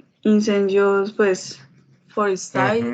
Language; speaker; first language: Portuguese; non-native, learner; Spanish